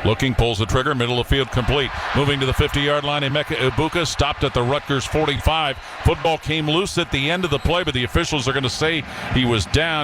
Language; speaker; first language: English; native; English